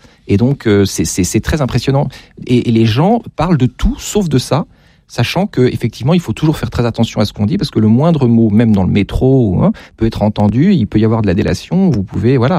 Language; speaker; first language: French; native; French